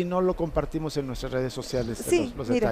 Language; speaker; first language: Spanish; native; Spanish